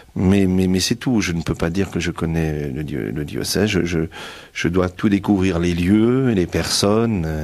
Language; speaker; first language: French; native; French